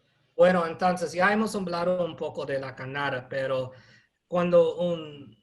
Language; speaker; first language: Spanish; non-native, fluent; English